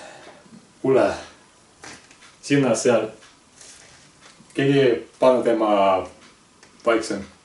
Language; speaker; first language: Estonian; non-native, local second language; Russian